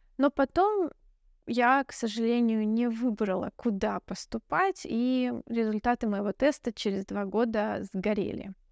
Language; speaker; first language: Russian; native; Russian